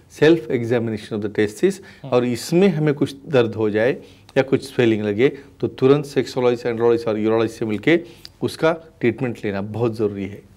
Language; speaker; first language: Hindi; non-native, local second language; Marathi